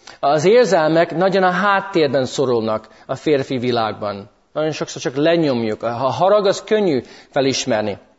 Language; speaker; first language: Hungarian; early bilingual, heritage; English